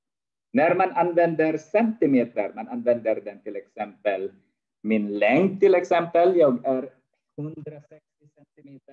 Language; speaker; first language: Swedish; non-native, fluent; Arabic